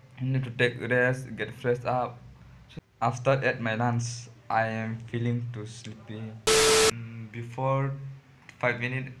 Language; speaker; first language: English; non-native, learner; Hindi